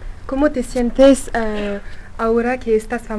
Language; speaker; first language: Spanish; non-native, learner; French